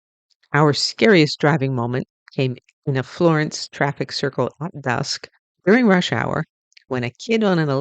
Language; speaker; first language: English; native; English